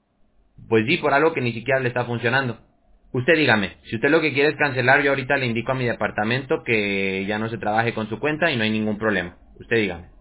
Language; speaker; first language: Spanish; native; Spanish